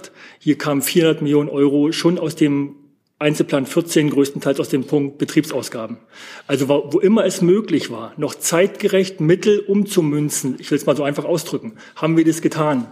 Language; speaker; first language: German; native; German